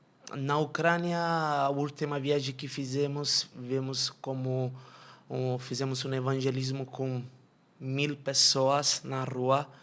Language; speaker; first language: Portuguese; non-native, fluent; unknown